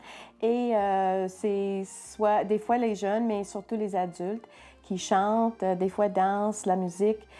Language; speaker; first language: French; non-native, local second language; English